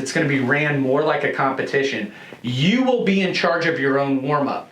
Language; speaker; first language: English; native; English